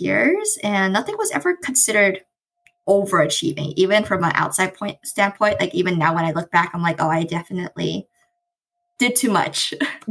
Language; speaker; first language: English; native; English